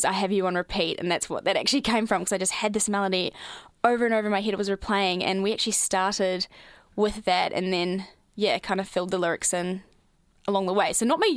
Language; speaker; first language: English; native; English